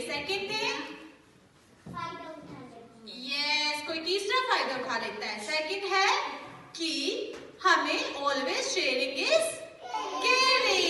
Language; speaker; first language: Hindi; native; Hindi